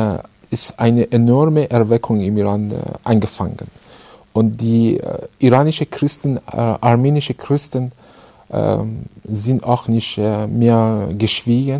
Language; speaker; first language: German; non-native, learner; Persian